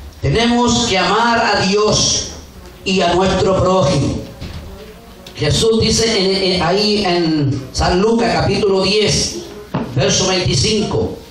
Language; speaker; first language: Spanish; native; Spanish